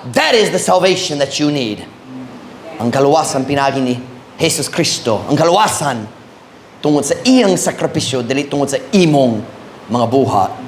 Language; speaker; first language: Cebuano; non-native, fluent; English